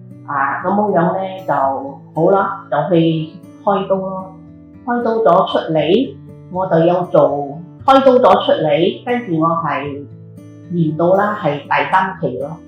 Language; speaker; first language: Cantonese; native; Cantonese